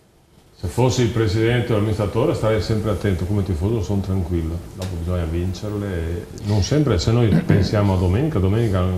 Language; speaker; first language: Italian; native; Italian